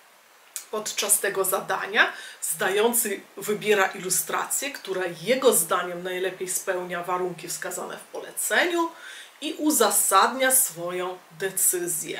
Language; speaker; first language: Polish; native; Polish